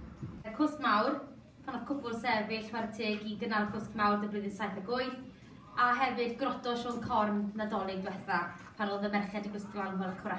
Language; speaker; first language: Welsh; native; Welsh